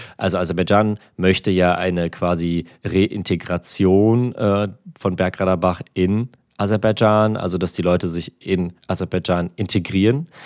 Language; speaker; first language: German; early bilingual, other home language; Armenian